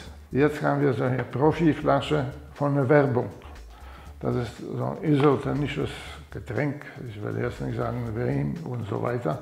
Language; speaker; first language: German; non-native, fluent; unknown